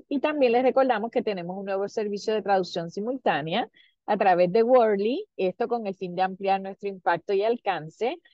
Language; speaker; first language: Spanish; native; Spanish